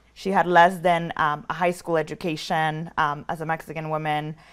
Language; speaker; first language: English; early bilingual, other home language; Spanish